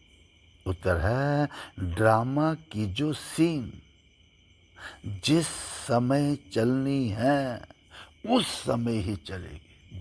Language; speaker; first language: Hindi; native; Hindi